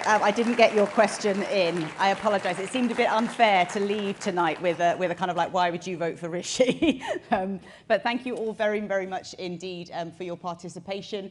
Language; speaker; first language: English; native; English